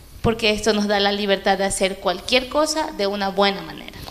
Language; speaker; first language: Spanish; native; Spanish